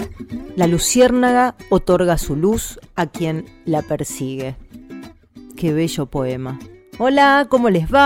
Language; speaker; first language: Spanish; native; Spanish